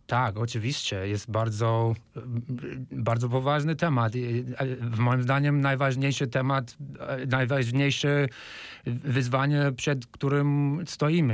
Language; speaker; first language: Polish; non-native, fluent; English